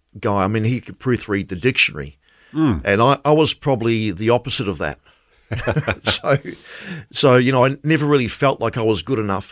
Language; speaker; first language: English; native; English